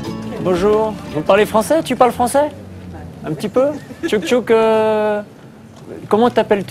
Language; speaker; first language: French; native; French